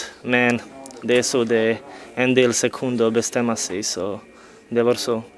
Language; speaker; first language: Swedish; non-native, fluent; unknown